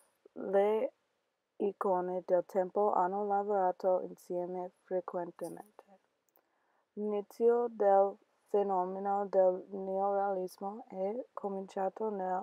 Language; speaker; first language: Italian; non-native, learner; English